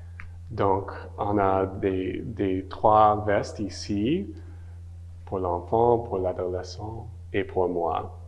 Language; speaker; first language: French; non-native, local second language; English